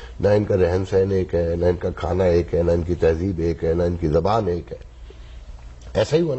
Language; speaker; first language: Urdu; native; Urdu